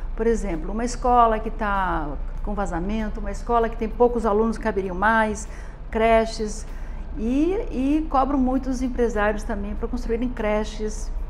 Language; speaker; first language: Portuguese; native; Portuguese